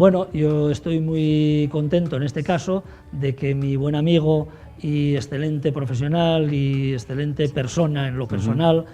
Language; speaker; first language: Spanish; native; Spanish